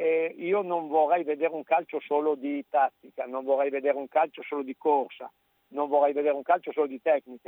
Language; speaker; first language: Italian; native; Italian